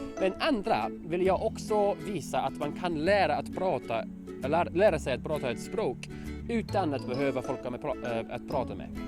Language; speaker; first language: Swedish; non-native, learner; English